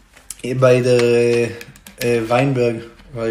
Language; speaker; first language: German; non-native, fluent; Hebrew